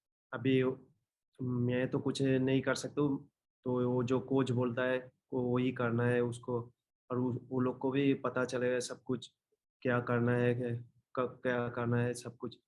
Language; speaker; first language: Hindi; non-native, local second language; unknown